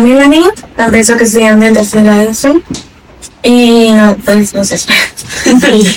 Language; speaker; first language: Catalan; non-native, local second language; Spanish